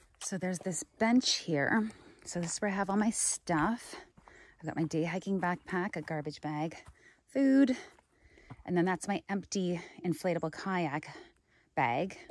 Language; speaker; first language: English; native; English